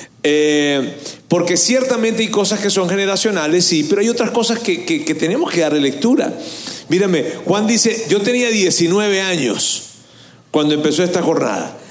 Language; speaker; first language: Spanish; native; Spanish